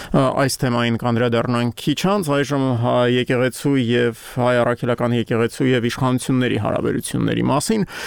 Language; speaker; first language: Armenian; native; Armenian